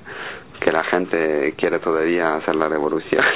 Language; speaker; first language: Spanish; non-native, learner; French